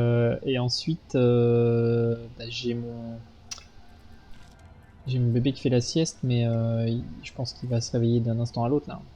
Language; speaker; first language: French; native; French